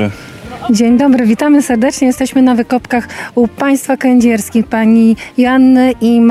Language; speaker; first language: Polish; native; Polish